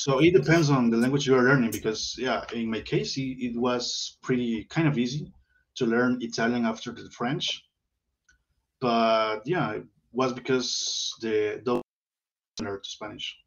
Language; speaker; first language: English; non-native, learner; Spanish